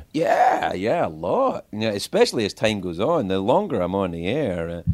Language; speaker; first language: English; native; English